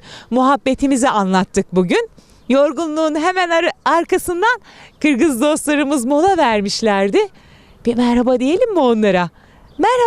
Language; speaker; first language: Turkish; native; Turkish